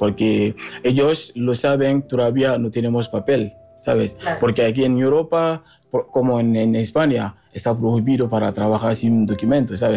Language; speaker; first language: Spanish; non-native, learner; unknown